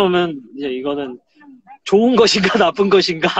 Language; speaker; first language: Korean; native; Korean